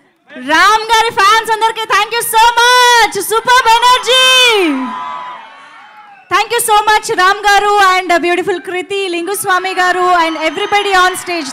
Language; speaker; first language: Telugu; native; Telugu